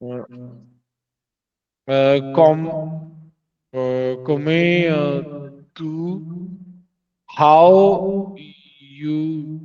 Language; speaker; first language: English; non-native, local second language; Hindi